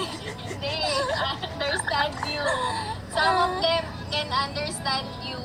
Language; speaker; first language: English; non-native, local second language; Filipino